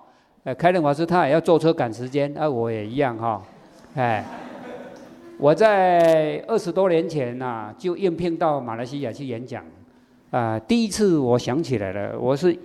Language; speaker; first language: Chinese; native; Chinese